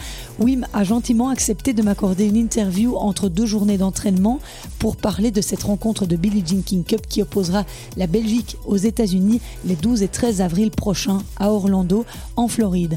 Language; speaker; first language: French; native; French